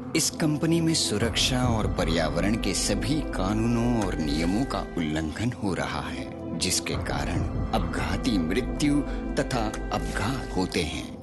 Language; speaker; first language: Hindi; non-native, local second language; Marathi